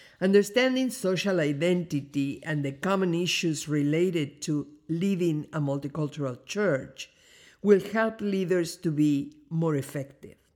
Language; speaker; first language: English; non-native, fluent; Spanish